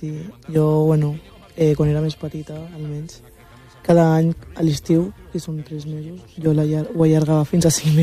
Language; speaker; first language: Catalan; early bilingual, other home language; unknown